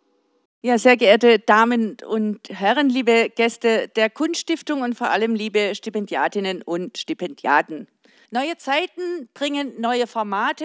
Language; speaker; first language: German; native; German